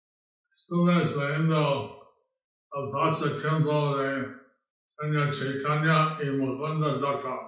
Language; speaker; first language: Spanish; non-native, learner; English